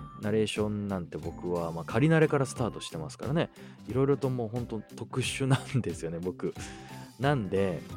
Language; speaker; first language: Japanese; native; Japanese